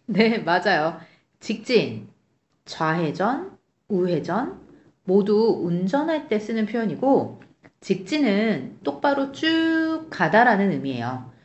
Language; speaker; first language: Korean; native; Korean